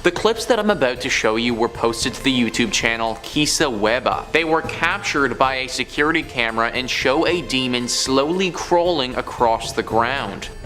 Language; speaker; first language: English; native; English